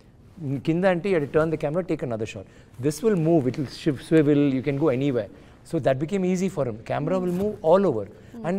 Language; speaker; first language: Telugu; non-native, learner; Tamil